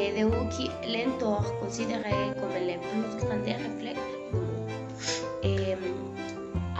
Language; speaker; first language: French; non-native, learner; Spanish